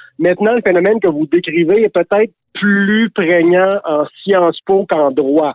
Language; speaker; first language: French; native; French